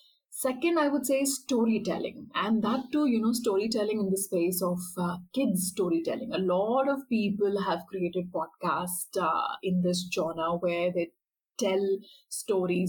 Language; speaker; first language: English; non-native, local second language; Hindi